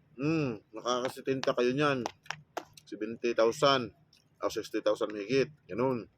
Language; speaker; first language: Filipino; non-native, local second language; Cebuano